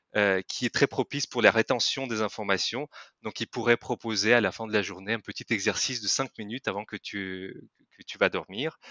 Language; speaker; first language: French; non-native, fluent; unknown